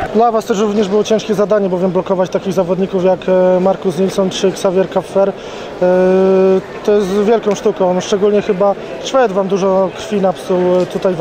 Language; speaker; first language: Polish; native; Polish